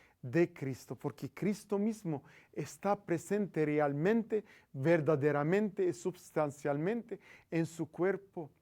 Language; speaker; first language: Spanish; non-native, fluent; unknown